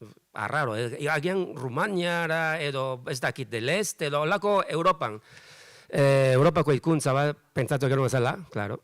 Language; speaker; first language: Basque; non-native, learner; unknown